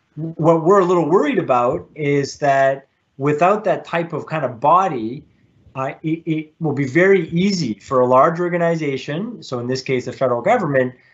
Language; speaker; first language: English; native; English